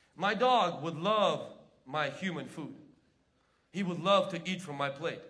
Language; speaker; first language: English; non-native, fluent; Ukrainian